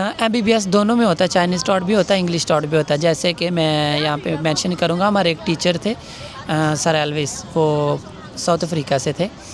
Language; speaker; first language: Urdu; non-native, local second language; Punjabi